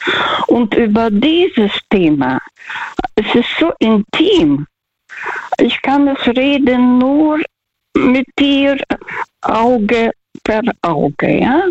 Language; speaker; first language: German; non-native, fluent; Russian